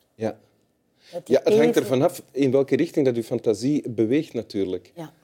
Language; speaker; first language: Dutch; native; Dutch